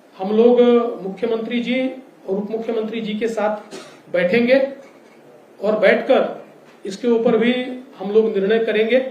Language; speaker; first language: Hindi; native; Hindi